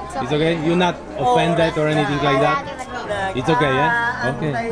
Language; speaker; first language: English; non-native, learner; Polish